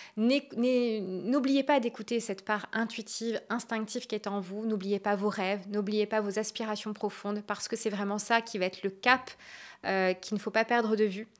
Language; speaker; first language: French; native; French